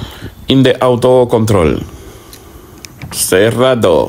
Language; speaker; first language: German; non-native, learner; Spanish